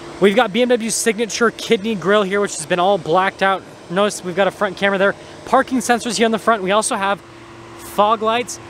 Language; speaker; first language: English; native; English